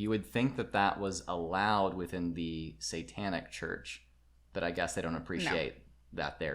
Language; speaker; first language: English; native; English